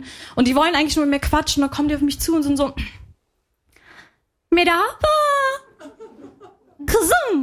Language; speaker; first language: German; early bilingual, other home language; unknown